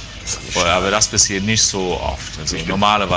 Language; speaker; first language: German; non-native, fluent; English